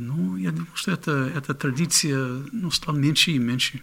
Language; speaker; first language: Russian; non-native, fluent; English